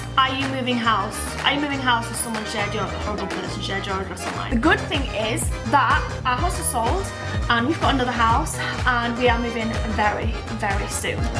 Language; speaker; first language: English; native; English